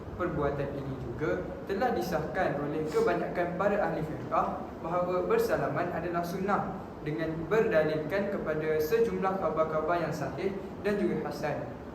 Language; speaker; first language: Malay; native; Malay